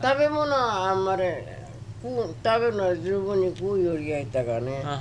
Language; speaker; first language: Japanese; native; Japanese